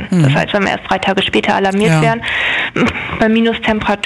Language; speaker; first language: German; native; German